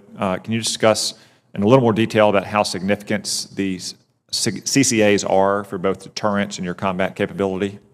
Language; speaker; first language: English; native; English